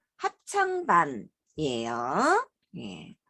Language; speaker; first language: Korean; native; Korean